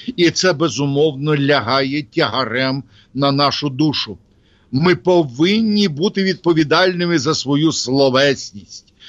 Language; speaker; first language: Ukrainian; non-native, local second language; Russian